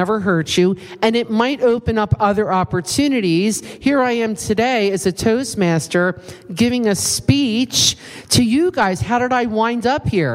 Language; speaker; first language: English; native; English